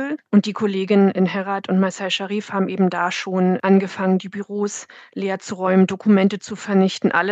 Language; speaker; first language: German; native; German